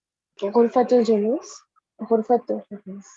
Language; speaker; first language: Arabic; non-native, learner; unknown